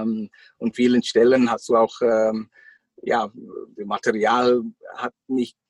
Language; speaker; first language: German; non-native, fluent; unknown